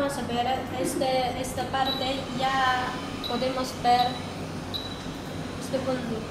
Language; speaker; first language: Spanish; non-native, learner; Chinese